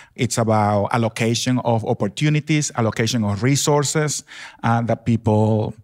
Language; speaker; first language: English; non-native, fluent; Spanish